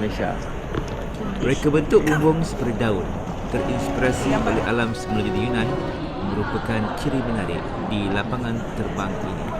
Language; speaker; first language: Malay; native; Malay